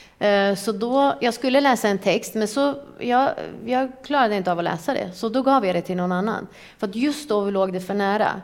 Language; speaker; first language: Swedish; early bilingual, other home language; Persian